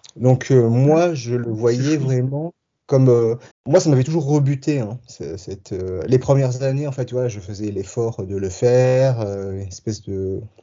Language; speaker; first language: French; early bilingual, other home language; Tachelhit